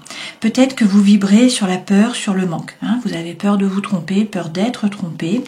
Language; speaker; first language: French; native; French